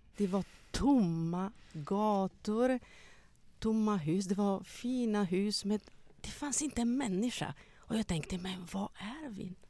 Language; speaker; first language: Swedish; non-native, fluent; Italian